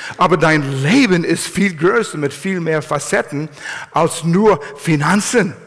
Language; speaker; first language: German; non-native, fluent; English